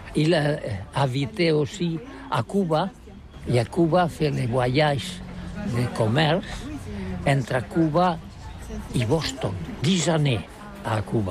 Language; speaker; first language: French; non-native, learner; Catalan